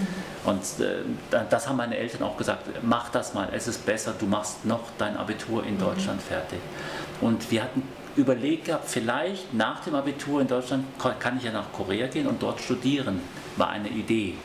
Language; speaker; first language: German; early bilingual, other home language; Korean